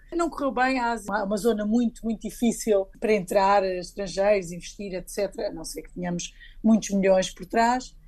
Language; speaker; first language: Portuguese; native; Portuguese